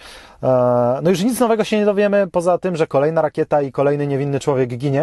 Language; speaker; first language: Polish; native; Polish